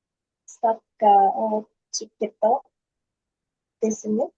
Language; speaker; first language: Japanese; non-native, learner; Indonesian